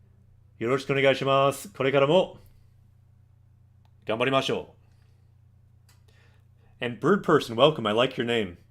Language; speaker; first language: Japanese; non-native, learner; English